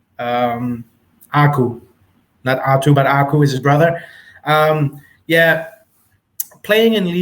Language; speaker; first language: English; native; English